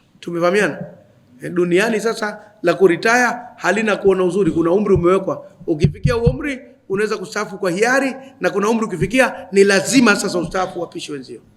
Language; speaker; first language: Swahili; native; Swahili